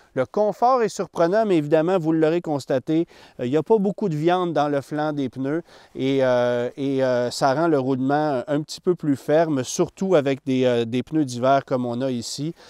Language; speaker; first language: French; native; French